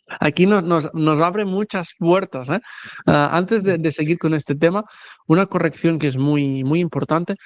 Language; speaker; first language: Spanish; native; Spanish